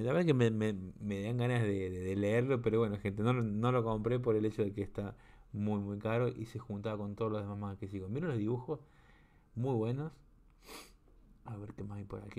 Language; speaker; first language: Spanish; native; Spanish